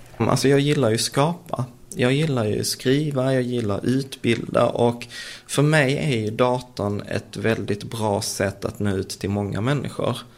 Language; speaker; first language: Swedish; early bilingual, other home language; Czech